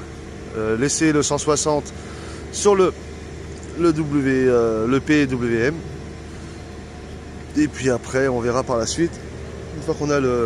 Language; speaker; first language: French; native; French